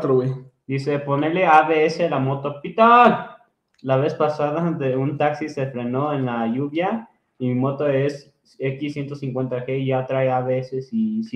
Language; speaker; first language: Spanish; native; Spanish